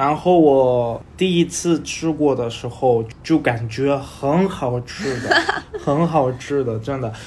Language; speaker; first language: Chinese; non-native, learner; Spanish